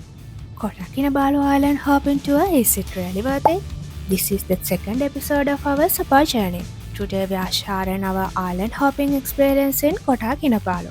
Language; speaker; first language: English; non-native, fluent; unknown